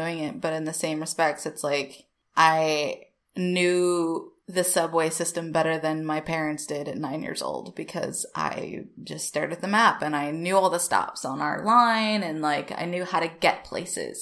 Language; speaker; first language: English; native; English